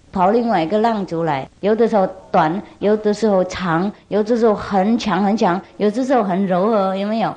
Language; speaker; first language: Chinese; non-native, fluent; Vietnamese